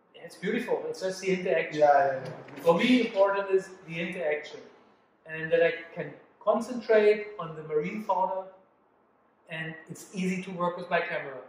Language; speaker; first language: English; non-native, fluent; German